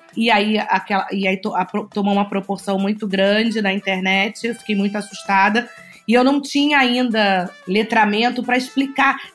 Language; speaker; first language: Portuguese; native; Portuguese